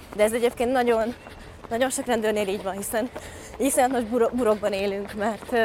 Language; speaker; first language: Hungarian; native; Hungarian